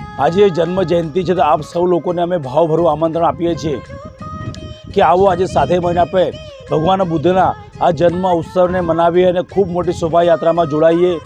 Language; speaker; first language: Gujarati; native; Gujarati